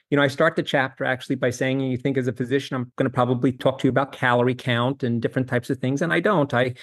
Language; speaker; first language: English; native; English